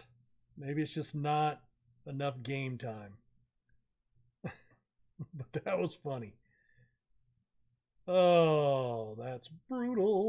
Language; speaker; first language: English; native; English